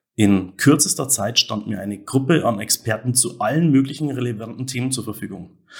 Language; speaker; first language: German; native; German